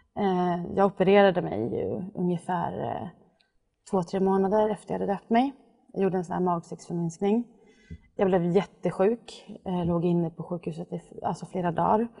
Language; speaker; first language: Swedish; native; Swedish